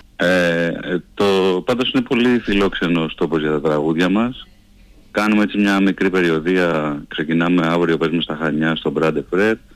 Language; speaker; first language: Greek; native; Greek